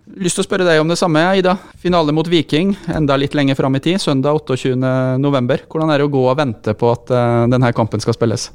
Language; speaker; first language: Norwegian; native; Norwegian